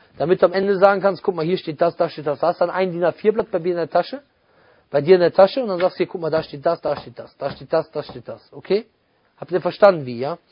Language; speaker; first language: German; native; German